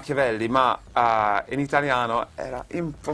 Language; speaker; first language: Italian; non-native, fluent; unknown